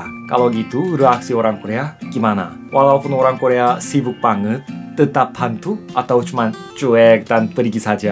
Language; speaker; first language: Indonesian; non-native, fluent; Korean